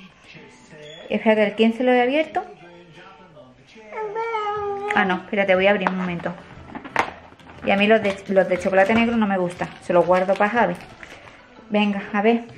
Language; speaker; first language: Spanish; native; Spanish